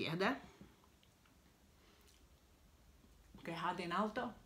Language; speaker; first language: Spanish; non-native, learner; Italian